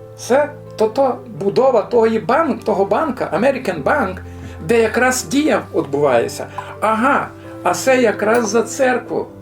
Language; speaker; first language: Ukrainian; native; Ukrainian